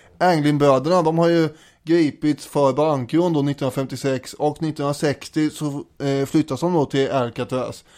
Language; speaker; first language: Swedish; native; Swedish